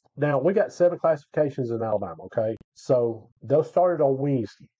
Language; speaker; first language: English; native; English